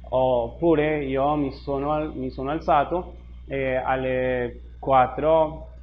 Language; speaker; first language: Italian; non-native, fluent; Spanish